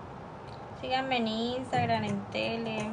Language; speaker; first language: Spanish; native; Spanish